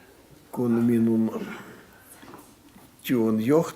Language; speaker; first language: Finnish; non-native, learner; Russian